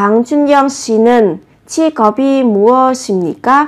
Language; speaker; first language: Korean; non-native, fluent; Vietnamese